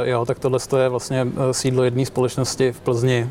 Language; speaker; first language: Czech; native; Czech